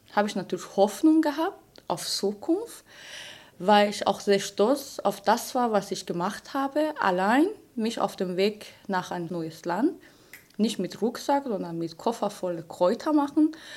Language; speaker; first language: German; non-native, fluent; Persian